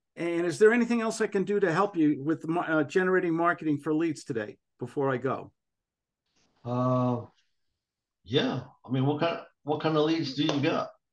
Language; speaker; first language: English; native; English